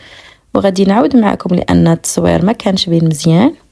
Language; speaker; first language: Arabic; native; Arabic